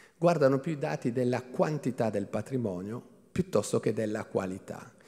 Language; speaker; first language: Italian; native; Italian